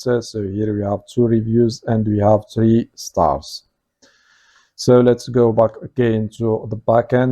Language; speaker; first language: English; non-native, fluent; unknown